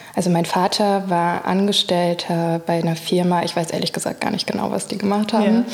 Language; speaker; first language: German; native; German